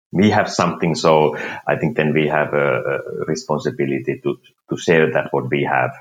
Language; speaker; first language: English; non-native, fluent; Finnish